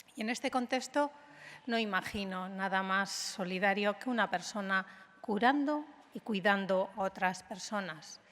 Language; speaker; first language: Spanish; native; Spanish